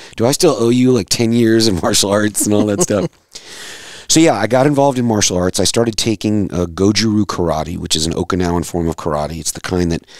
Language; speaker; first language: English; native; English